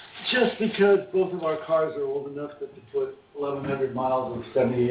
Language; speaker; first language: English; native; English